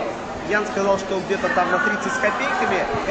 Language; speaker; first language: Russian; native; Russian